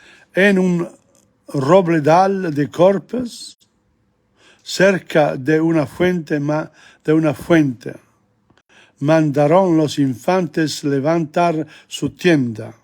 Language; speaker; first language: Spanish; non-native, learner; English